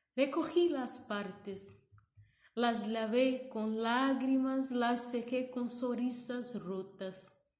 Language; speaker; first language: Spanish; non-native, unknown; Portuguese